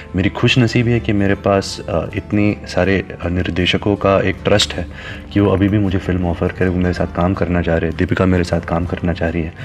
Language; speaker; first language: Hindi; native; Hindi